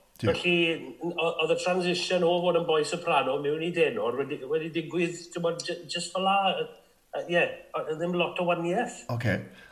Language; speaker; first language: Welsh; native; Welsh